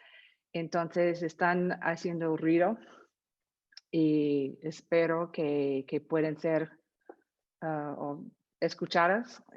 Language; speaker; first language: Spanish; non-native, fluent; English